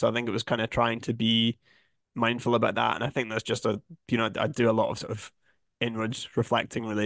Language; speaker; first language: English; native; English